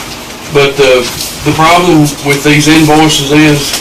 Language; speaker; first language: English; native; English